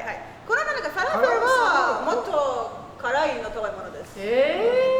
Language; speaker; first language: Japanese; non-native, learner; Persian